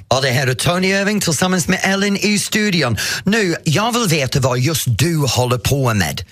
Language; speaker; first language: Swedish; non-native, fluent; English